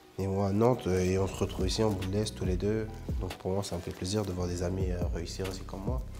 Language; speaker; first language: French; native; French